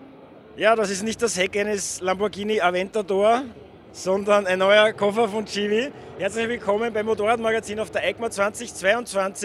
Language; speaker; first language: German; native; German